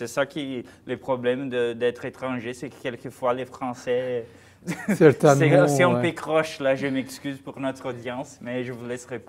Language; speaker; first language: French; non-native, fluent; Portuguese